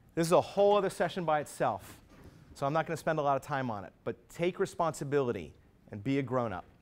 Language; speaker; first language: English; native; English